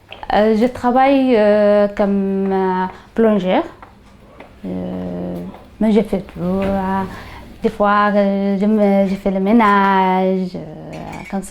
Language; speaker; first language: French; non-native, learner; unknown